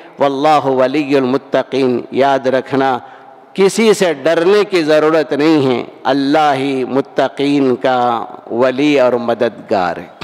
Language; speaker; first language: Urdu; native; Urdu